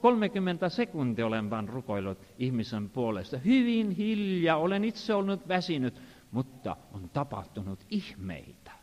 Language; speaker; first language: Finnish; non-native, fluent; Estonian